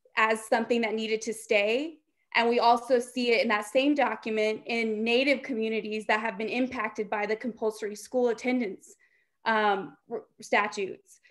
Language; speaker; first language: English; native; English